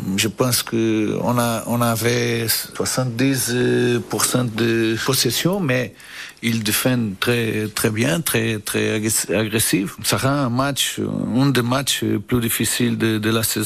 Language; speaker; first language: French; non-native, learner; Portuguese